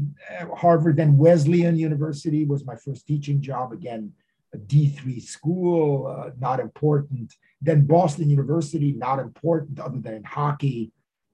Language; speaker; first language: English; native; English